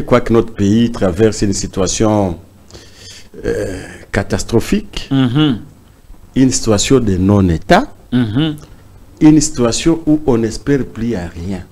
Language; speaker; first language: French; non-native, local second language; Swahili